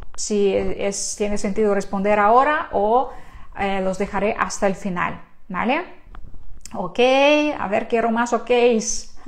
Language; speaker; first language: Spanish; non-native, fluent; Ukrainian